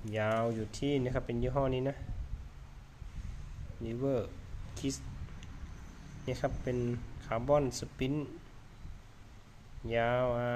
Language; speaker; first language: Thai; native; Thai